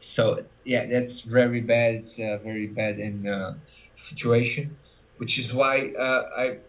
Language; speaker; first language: English; early bilingual, other home language; Portuguese